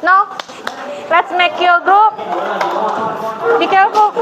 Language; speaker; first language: English; non-native, fluent; Indonesian